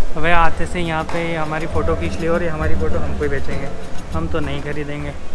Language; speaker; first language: Hindi; native; Hindi